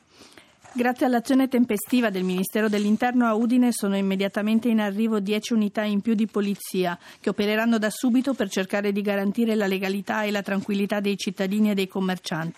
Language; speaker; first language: Italian; native; Italian